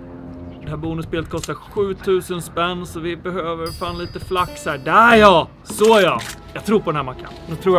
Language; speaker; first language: Swedish; native; Swedish